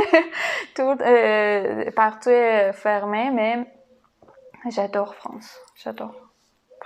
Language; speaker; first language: French; non-native, learner; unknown